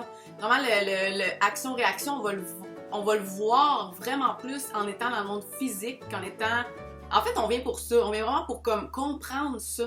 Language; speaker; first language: French; native; French